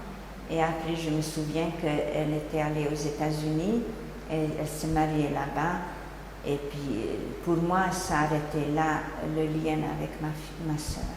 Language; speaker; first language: French; non-native, fluent; Hungarian